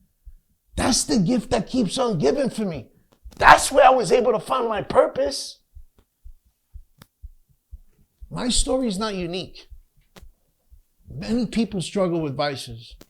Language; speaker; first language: English; native; English